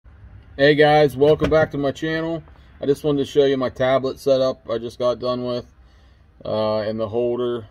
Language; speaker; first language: English; native; English